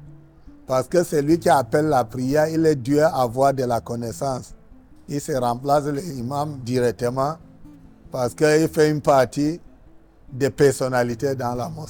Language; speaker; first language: French; non-native, local second language; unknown